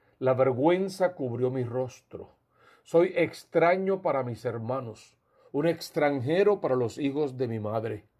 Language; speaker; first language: Spanish; native; Spanish